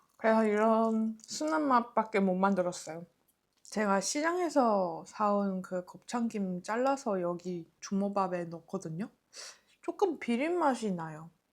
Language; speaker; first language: Korean; non-native, fluent; Chinese